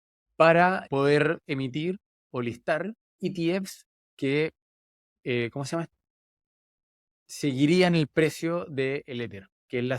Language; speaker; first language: Spanish; native; Spanish